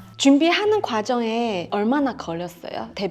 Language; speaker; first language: Korean; non-native, fluent; Chinese